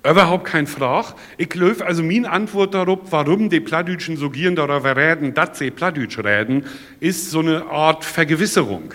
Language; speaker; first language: German; native; German